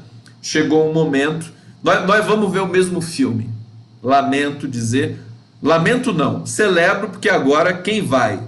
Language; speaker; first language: Portuguese; native; Portuguese